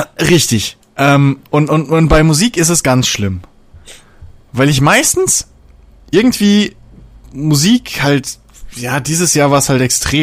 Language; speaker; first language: German; native; German